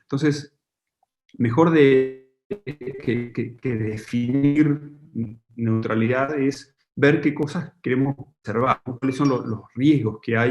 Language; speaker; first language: Spanish; native; Spanish